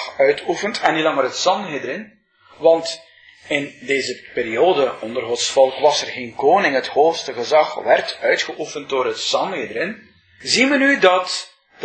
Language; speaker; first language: Dutch; native; Dutch